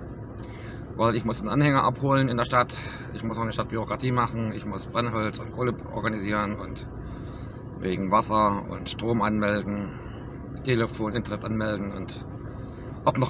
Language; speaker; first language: German; native; German